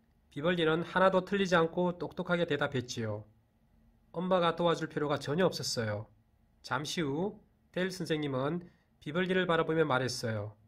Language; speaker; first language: Korean; native; Korean